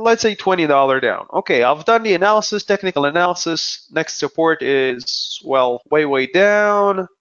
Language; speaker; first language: English; non-native, fluent; Hebrew